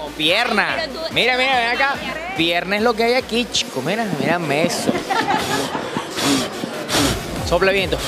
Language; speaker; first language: Spanish; native; Spanish